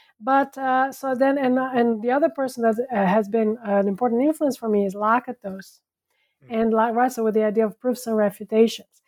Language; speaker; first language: English; non-native, fluent; Portuguese